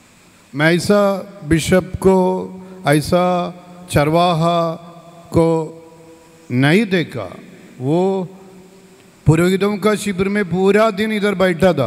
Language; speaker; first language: Hindi; non-native, local second language; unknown